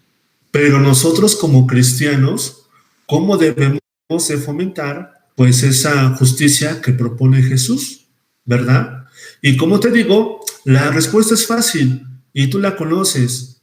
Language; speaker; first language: Spanish; native; Spanish